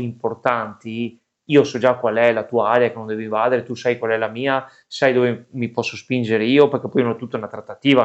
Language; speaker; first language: Italian; native; Italian